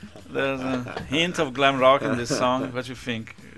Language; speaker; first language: English; non-native, fluent; Italian